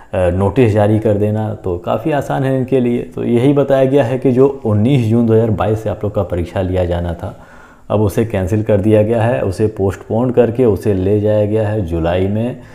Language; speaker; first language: Hindi; native; Hindi